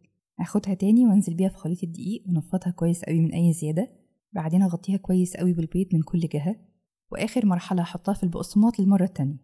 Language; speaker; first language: Arabic; native; Arabic